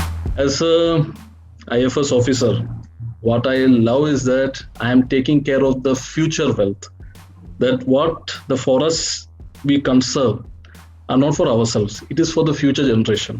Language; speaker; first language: English; non-native, local second language; Malayalam